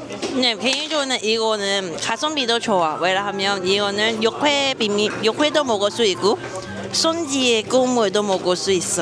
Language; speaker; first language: Korean; non-native, fluent; Cantonese